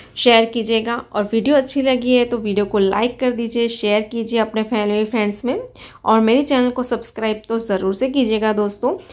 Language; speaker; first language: Hindi; non-native, local second language; Gujarati